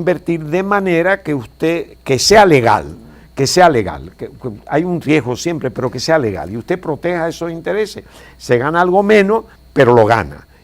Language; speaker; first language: Spanish; native; Spanish